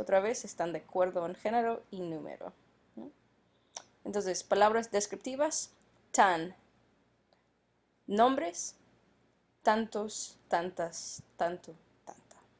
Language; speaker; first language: Spanish; non-native, fluent; English